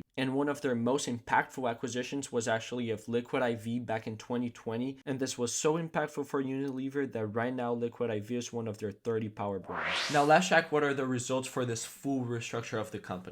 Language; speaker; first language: English; non-native, fluent; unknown